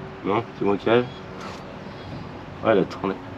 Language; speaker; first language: French; native; French